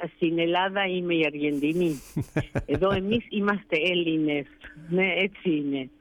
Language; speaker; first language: Greek; early bilingual, heritage; Greek